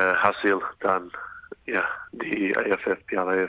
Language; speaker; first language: Indonesian; non-native, fluent; English